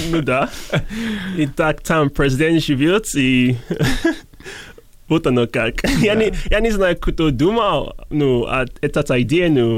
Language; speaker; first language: Russian; non-native, learner; English